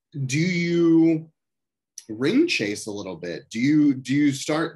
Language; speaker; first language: English; native; English